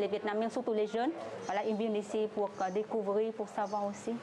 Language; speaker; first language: French; non-native, fluent; Vietnamese